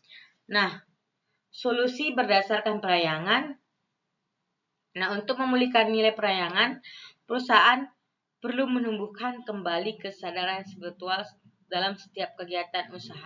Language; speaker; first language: Indonesian; non-native, local second language; Balinese